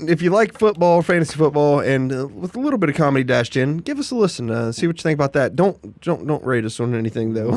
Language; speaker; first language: English; native; English